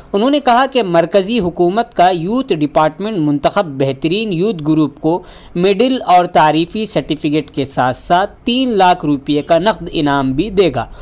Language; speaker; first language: Urdu; native; Urdu